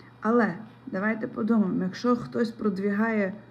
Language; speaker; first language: Ukrainian; non-native, local second language; Russian